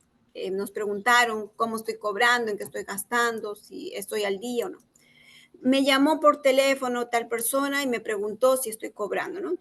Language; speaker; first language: Spanish; native; Spanish